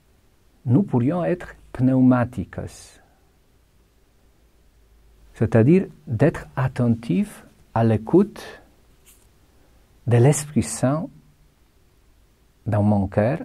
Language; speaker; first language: French; non-native, fluent; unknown